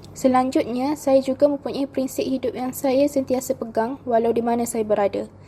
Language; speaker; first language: Malay; native; Malay